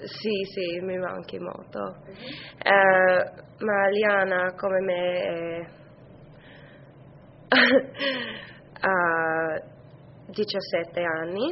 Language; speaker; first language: Italian; non-native, learner; English